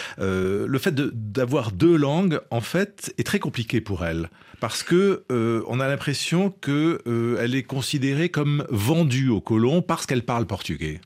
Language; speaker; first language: French; native; French